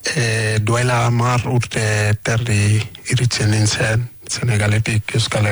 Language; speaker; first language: Basque; non-native, learner; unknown